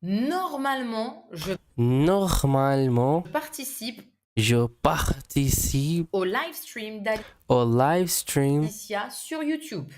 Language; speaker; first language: French; non-native, fluent; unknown